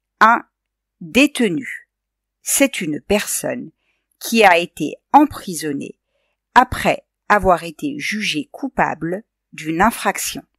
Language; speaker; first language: French; native; French